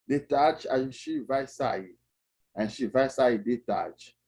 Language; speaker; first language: Portuguese; non-native, learner; Haitian Creole